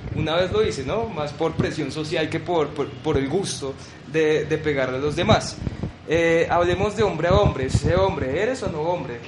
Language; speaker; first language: Spanish; native; Spanish